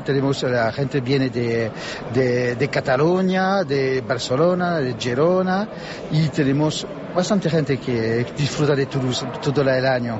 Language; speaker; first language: Spanish; non-native, learner; French